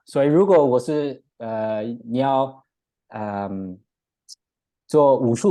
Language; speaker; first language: Chinese; non-native, learner; English